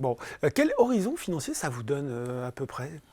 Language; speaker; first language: French; native; French